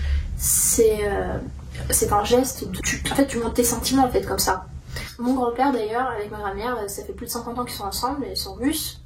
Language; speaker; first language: French; non-native, fluent; Russian